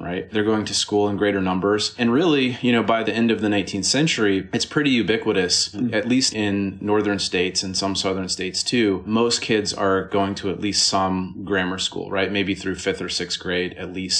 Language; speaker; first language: English; native; English